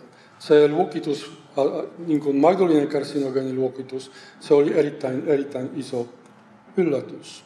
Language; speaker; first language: Finnish; non-native, fluent; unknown